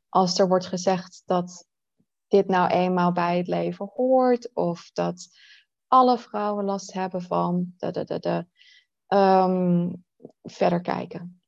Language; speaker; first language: Dutch; native; Dutch